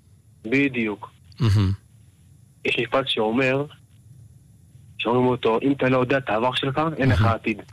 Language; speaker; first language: Hebrew; early bilingual, other home language; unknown